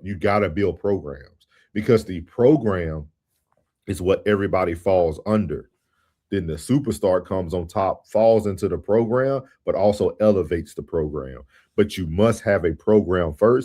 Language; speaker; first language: English; native; English